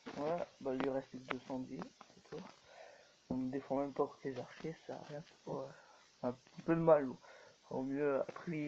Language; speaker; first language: French; native; French